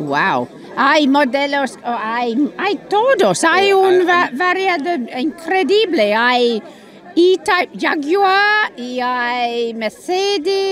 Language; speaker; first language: Spanish; non-native, learner; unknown